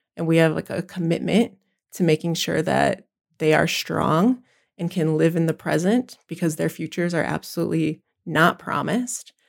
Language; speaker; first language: English; native; English